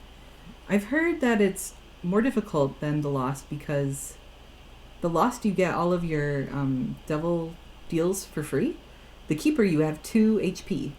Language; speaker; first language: English; native; English